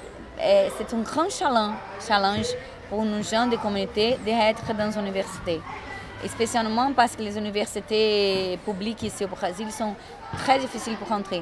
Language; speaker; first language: French; non-native, fluent; Portuguese